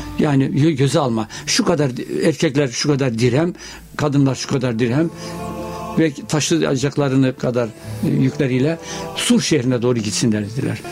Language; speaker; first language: Turkish; native; Turkish